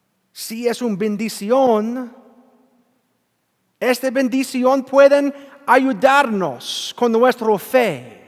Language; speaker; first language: Spanish; non-native, learner; English